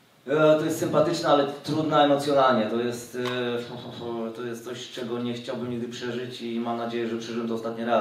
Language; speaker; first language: Polish; native; Polish